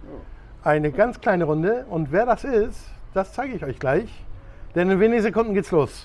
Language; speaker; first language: German; native; German